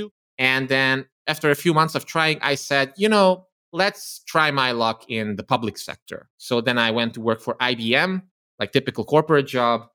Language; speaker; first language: English; non-native, fluent; Romanian